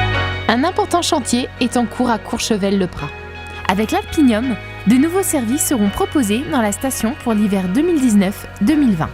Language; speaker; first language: French; native; French